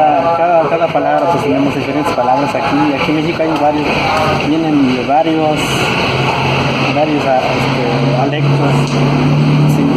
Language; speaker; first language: Spanish; non-native, local second language; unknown